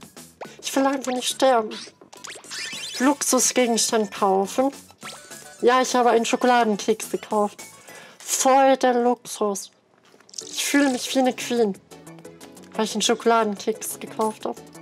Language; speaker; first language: German; native; German